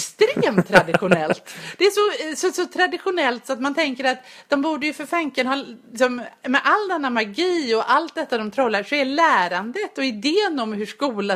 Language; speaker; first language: Swedish; native; Swedish